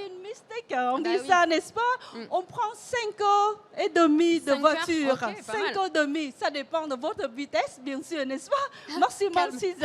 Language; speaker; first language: French; non-native, fluent; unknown